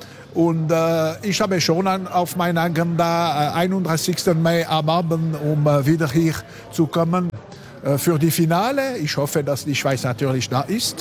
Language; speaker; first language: German; non-native, local second language; French